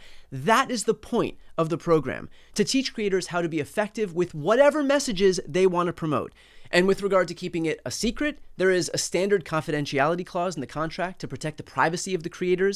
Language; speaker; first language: English; native; English